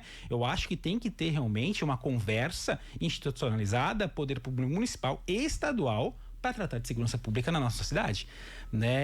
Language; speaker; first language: Portuguese; native; Portuguese